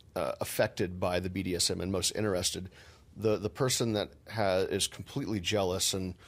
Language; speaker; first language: English; native; English